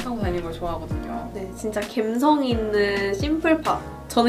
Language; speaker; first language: Korean; native; Korean